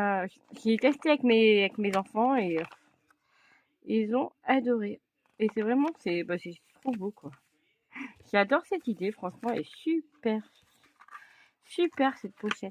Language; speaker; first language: French; native; French